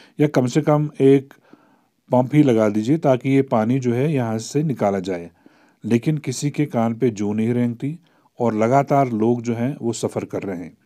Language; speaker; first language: Urdu; non-native, local second language; Kashmiri